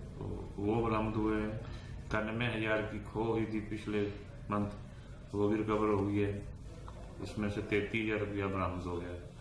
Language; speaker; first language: Hindi; non-native, local second language; Punjabi